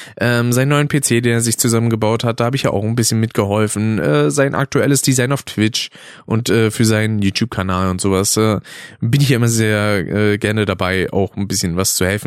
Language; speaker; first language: German; native; German